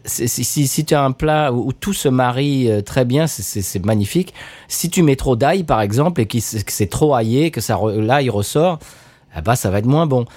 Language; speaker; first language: French; native; French